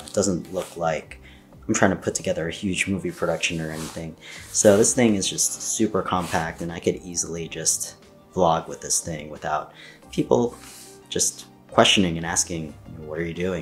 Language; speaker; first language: English; native; English